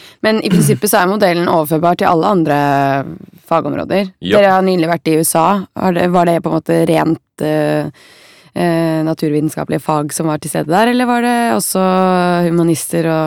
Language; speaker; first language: Norwegian; native; Norwegian